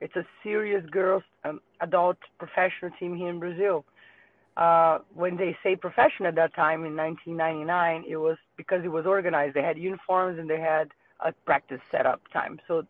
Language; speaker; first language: English; non-native, fluent; Portuguese